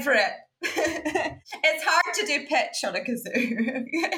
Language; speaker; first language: English; native; English